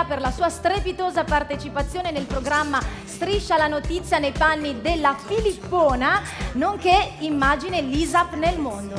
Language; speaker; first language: Italian; native; Italian